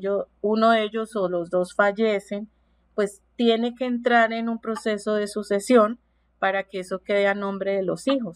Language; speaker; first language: Spanish; native; Spanish